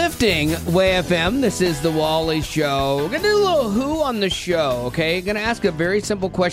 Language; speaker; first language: English; native; English